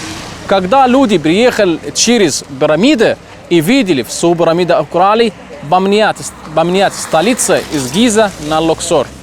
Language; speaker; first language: Russian; non-native, learner; Arabic